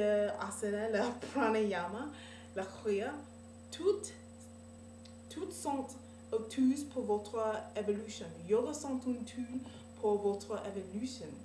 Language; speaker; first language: French; non-native, learner; English